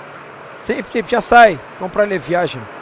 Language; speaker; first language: Portuguese; native; Portuguese